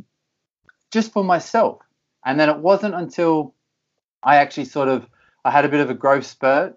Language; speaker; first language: English; native; English